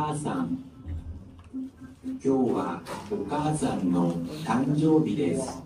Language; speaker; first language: Japanese; non-native, learner; Bangla